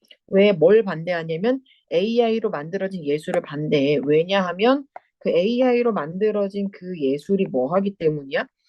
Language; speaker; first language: Korean; native; Korean